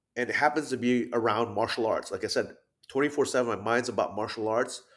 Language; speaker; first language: English; early bilingual, other home language; Thai